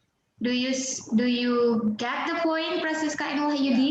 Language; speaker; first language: English; non-native, fluent; Indonesian